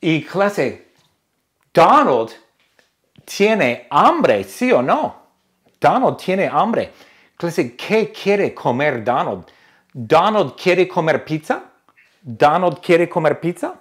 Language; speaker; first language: Spanish; non-native, fluent; English